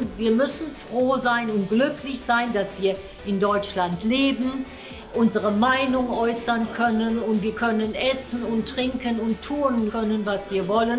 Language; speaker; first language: German; non-native, fluent; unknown